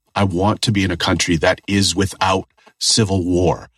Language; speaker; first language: English; native; English